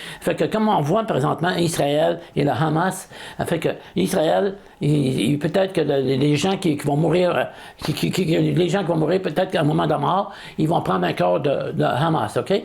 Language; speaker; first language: French; native; French